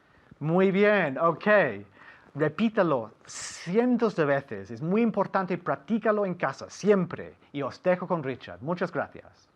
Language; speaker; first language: Spanish; non-native, fluent; English